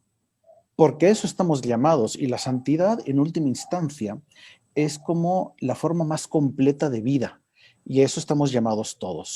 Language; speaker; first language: Spanish; native; Spanish